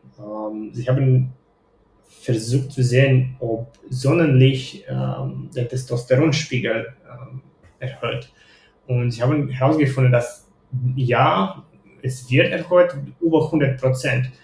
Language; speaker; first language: German; non-native, fluent; Romanian